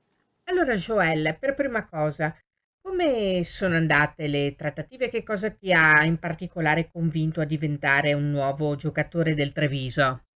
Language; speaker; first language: Italian; native; Italian